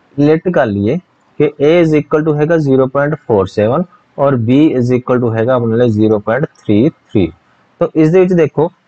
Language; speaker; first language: Hindi; non-native, local second language; Punjabi